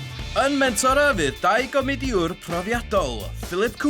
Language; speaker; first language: Welsh; native; Welsh